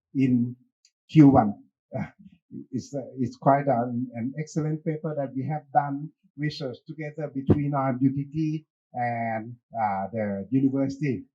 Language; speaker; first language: English; non-native, fluent; Thai